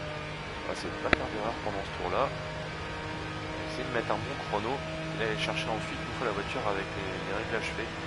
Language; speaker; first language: French; native; French